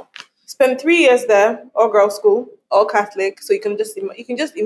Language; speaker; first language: English; non-native, local second language; Akan